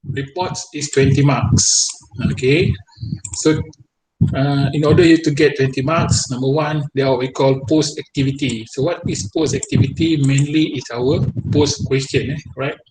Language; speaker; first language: English; non-native, local second language; Malay